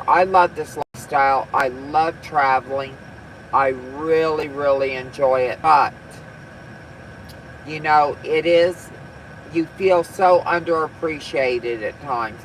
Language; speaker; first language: English; native; English